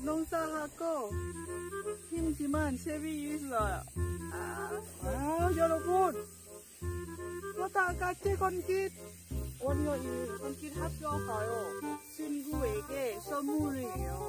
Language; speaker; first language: Korean; non-native, learner; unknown